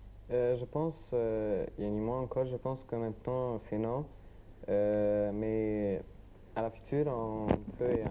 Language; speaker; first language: French; non-native, learner; Arabic